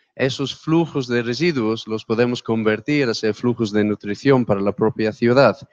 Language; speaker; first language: Spanish; non-native, fluent; English